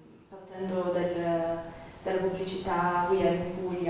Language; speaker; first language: Italian; native; Italian